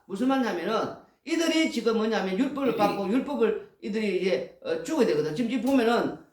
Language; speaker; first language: Korean; native; Korean